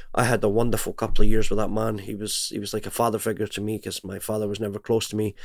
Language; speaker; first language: English; native; English